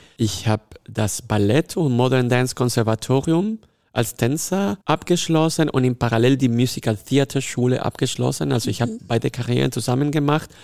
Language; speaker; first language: German; non-native, fluent; Spanish